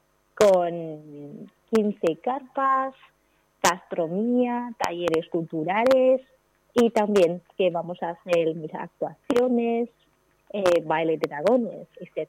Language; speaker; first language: Spanish; non-native, learner; Chinese